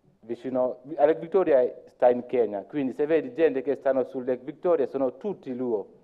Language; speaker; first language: Italian; non-native, learner; Luo (Kenya and Tanzania)